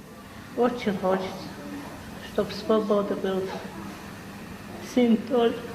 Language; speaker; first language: Russian; non-native, local second language; Chechen